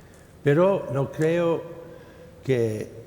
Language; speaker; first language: Spanish; non-native, fluent; English